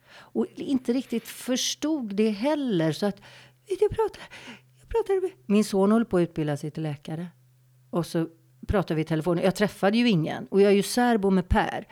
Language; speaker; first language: Swedish; native; Swedish